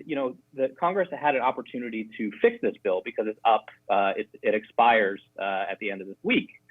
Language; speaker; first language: English; native; English